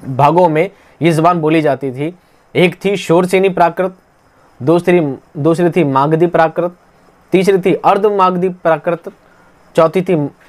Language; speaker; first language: Hindi; native; Hindi